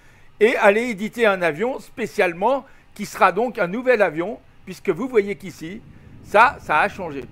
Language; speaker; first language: French; native; French